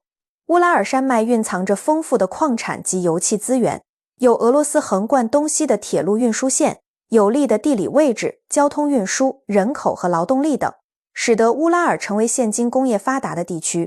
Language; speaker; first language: Chinese; native; Chinese